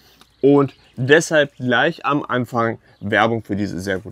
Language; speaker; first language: German; native; German